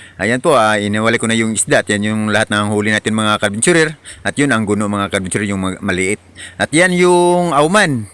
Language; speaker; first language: Filipino; non-native, local second language; Cebuano